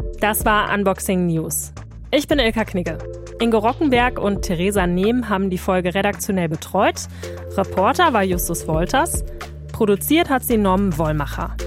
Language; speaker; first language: German; native; German